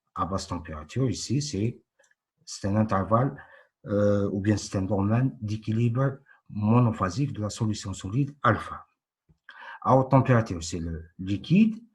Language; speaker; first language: French; non-native, local second language; Arabic